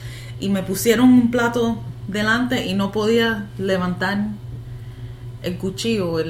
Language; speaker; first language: Spanish; early bilingual, heritage; Spanish